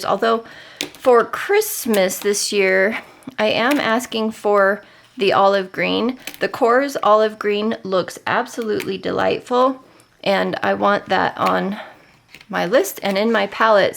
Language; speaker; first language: English; native; English